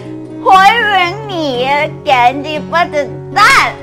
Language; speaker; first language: Chinese; non-native, learner; Thai